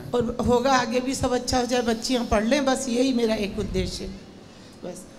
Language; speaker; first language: Hindi; non-native, local second language; Gujarati